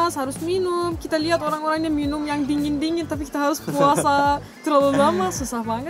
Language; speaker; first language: Indonesian; non-native, fluent; Turkish